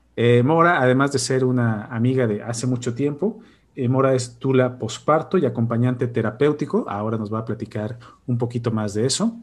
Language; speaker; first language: Spanish; native; Spanish